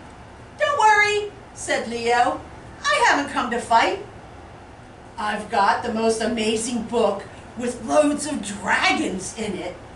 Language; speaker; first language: English; native; English